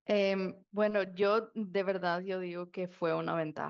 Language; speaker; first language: Spanish; early bilingual, heritage; Spanish